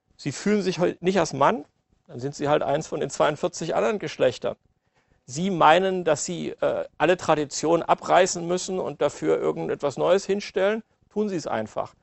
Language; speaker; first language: German; native; German